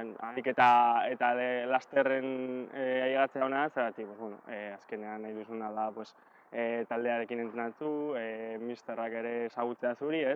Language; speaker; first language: Basque; non-native, local second language; Spanish